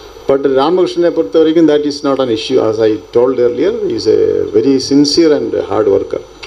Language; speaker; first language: English; non-native, local second language; Tamil